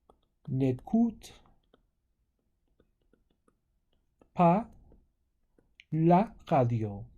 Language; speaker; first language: French; non-native, fluent; English